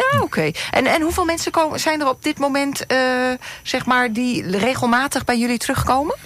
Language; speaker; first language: Dutch; native; Dutch